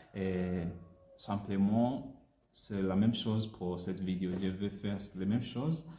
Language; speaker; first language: French; non-native, learner; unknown